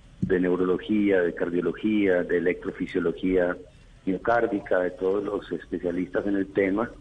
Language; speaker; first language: Spanish; native; Spanish